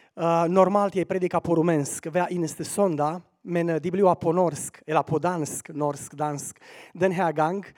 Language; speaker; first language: Norwegian; non-native, learner; Romanian